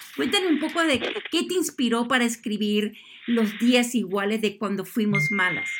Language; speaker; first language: Spanish; native; Spanish